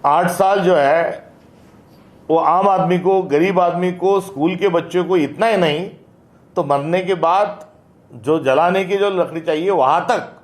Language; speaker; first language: Hindi; non-native, local second language; Marathi